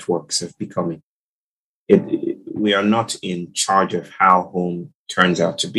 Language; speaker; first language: English; non-native, local second language; Yoruba